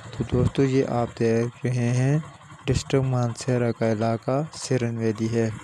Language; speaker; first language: Urdu; non-native, local second language; Northern Hindko